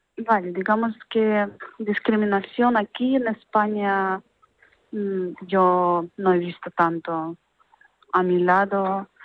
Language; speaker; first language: Spanish; non-native, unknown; Ukrainian